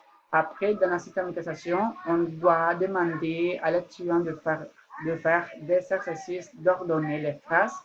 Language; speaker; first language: French; non-native, learner; Spanish